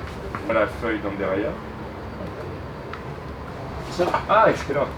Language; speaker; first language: French; native; French